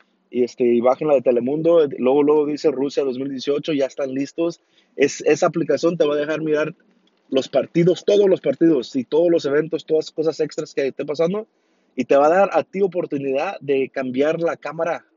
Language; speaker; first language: Spanish; early bilingual, heritage; Spanish